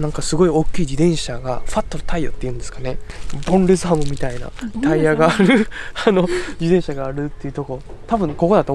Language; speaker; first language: Japanese; native; Japanese